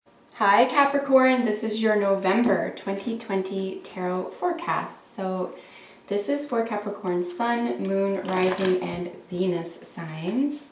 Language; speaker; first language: English; native; English